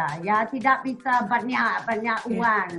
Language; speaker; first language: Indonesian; non-native, learner; English